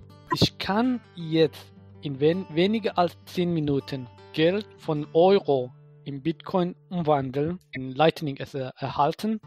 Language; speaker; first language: German; non-native, fluent; Persian